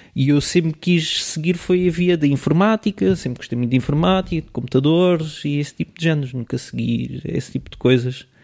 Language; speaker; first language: Portuguese; early bilingual, other home language; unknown